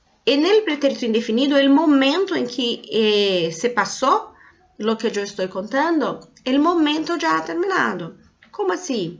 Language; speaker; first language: Spanish; non-native, fluent; Portuguese